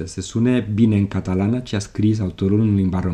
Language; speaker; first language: Romanian; non-native, fluent; Catalan